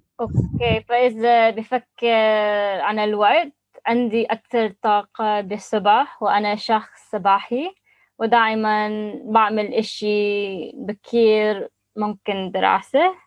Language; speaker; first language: Arabic; non-native, learner; English